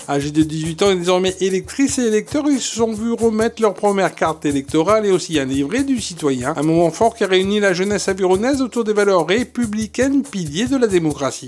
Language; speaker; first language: French; native; French